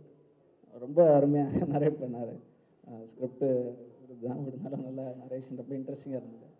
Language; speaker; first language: Tamil; native; Tamil